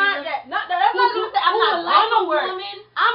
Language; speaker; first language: English; early bilingual, other home language; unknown